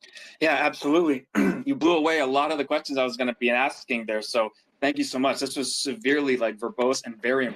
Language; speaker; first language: English; native; English